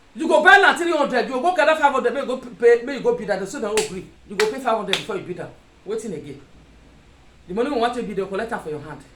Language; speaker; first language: Nigerian Pidgin; non-native, local second language; Bini